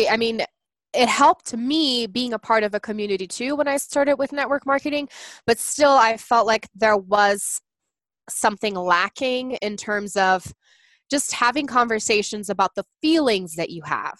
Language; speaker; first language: English; non-native, fluent; Portuguese